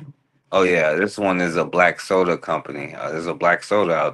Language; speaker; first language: English; native; English